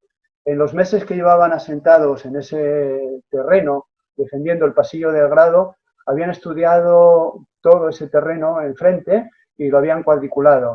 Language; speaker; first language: Spanish; native; Spanish